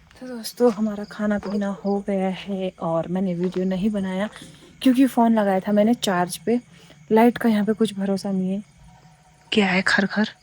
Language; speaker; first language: Hindi; non-native, local second language; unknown